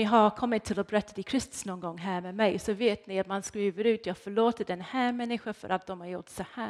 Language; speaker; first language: Swedish; non-native, fluent; English